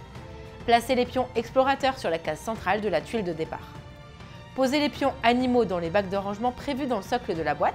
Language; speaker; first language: French; native; French